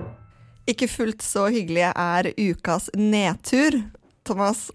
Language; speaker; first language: Norwegian; native; Norwegian